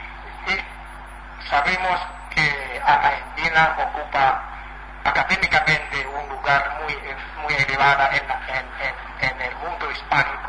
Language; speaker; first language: Spanish; non-native, fluent; Chinese